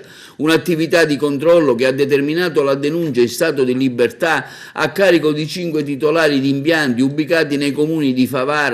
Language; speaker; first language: Italian; native; Italian